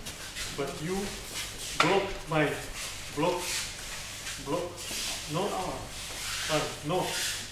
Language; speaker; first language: English; non-native, learner; Russian